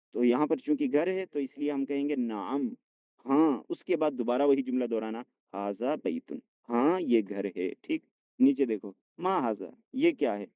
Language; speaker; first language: Urdu; non-native, local second language; Punjabi